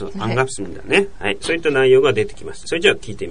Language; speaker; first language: Japanese; native; Japanese